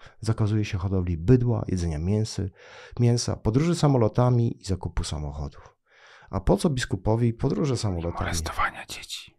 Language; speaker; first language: Polish; native; Polish